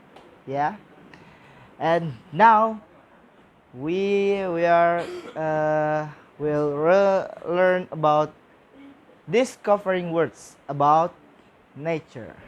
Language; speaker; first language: English; non-native, learner; Indonesian